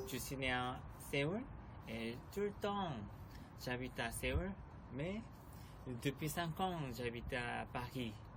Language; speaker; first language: French; non-native, learner; Korean